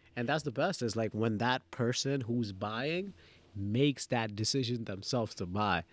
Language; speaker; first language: English; early bilingual, other home language; Bangla